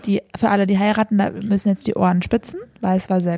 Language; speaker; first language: German; native; German